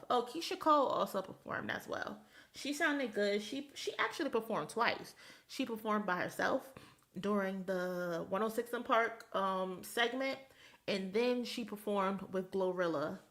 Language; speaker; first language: English; native; English